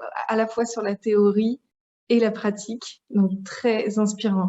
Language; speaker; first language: French; native; French